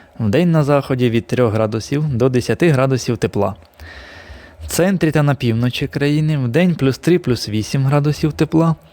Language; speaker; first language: Ukrainian; native; Ukrainian